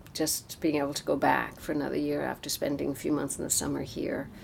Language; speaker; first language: English; native; English